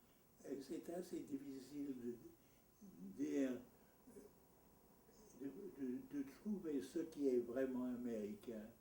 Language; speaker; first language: French; non-native, fluent; English